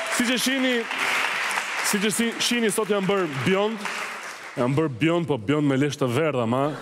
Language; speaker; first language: Albanian; native; Albanian